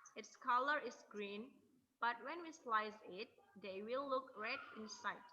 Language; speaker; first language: English; non-native, learner; Indonesian